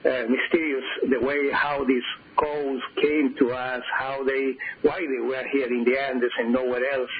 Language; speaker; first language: English; non-native, fluent; Spanish